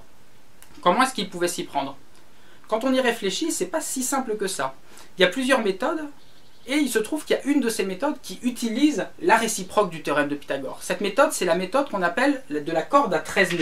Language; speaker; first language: French; native; French